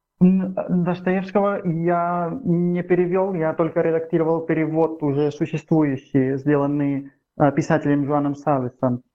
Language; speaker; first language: Russian; non-native, fluent; Catalan